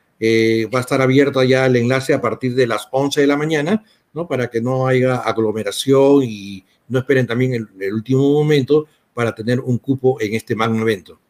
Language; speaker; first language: Spanish; native; Spanish